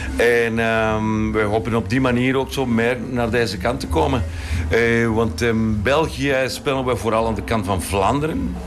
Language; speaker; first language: Dutch; non-native, fluent; Spanish